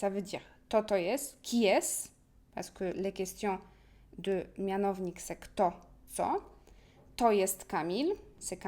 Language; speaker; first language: French; non-native, fluent; Polish